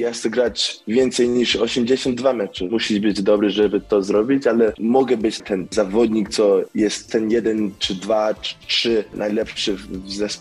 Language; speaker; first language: Polish; early bilingual, heritage; English